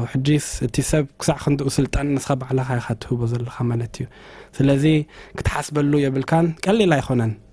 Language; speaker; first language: Tigrinya; early bilingual, heritage; Tigrinya